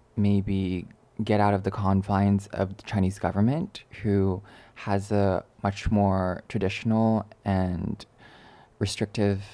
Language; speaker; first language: English; early bilingual, other home language; Chinese